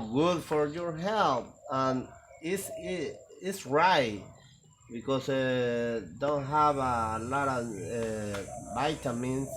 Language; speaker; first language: English; non-native, learner; Spanish